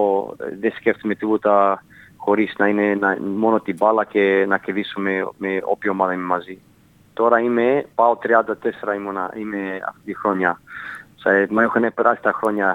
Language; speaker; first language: Greek; early bilingual, heritage; Greek